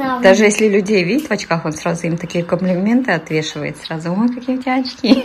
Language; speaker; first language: Russian; native; Russian